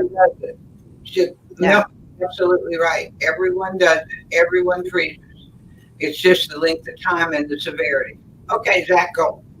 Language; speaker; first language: English; native; English